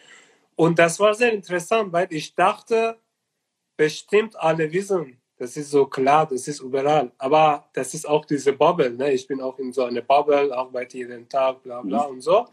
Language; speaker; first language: German; non-native, learner; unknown